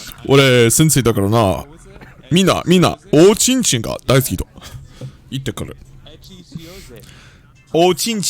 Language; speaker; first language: Japanese; non-native, learner; English